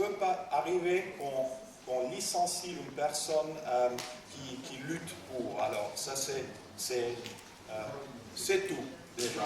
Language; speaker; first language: French; non-native, local second language; German